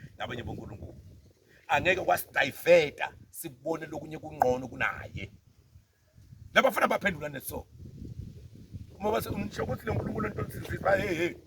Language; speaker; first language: Zulu; non-native, local second language; Tsonga